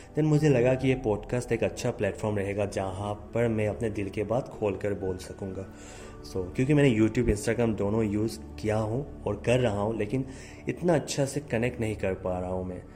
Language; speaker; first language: Hindi; non-native, local second language; Assamese